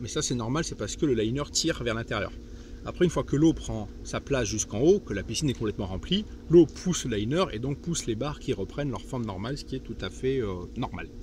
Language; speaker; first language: French; native; French